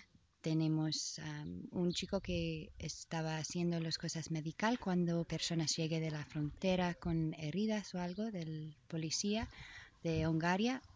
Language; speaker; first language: Spanish; non-native, learner; English